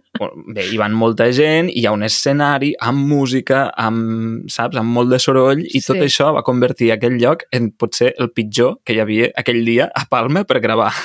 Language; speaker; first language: Catalan; native; Catalan